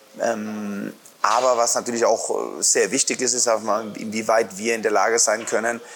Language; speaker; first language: German; non-native, fluent; Spanish